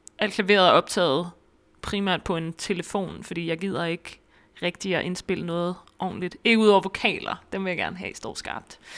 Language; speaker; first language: Danish; native; Danish